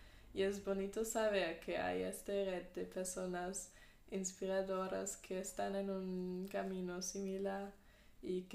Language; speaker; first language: Spanish; non-native, fluent; German